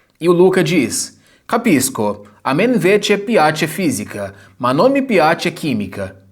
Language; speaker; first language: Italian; non-native, fluent; Portuguese